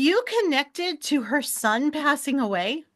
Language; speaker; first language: English; native; English